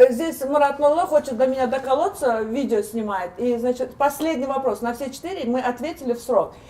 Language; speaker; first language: Russian; non-native, local second language; Turkmen